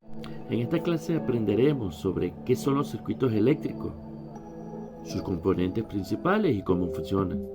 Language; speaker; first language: Spanish; native; Spanish